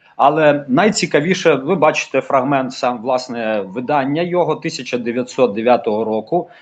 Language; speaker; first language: Ukrainian; native; Ukrainian